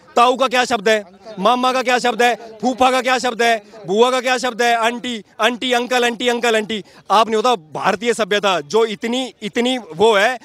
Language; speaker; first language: Hindi; native; Hindi